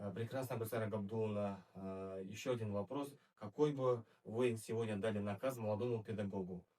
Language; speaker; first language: Russian; non-native, local second language; Kazakh